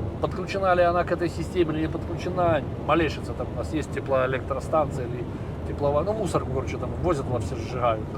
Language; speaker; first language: Russian; native; Russian